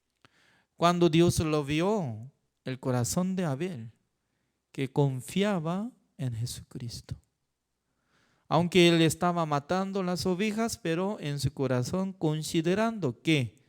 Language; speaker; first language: Spanish; non-native, learner; Korean